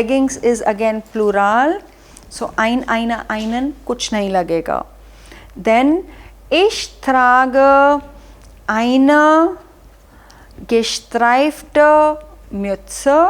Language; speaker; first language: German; non-native, fluent; Hindi